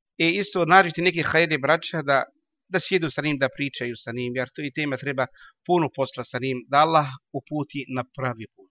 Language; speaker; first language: Bosnian; non-native, learner; Arabic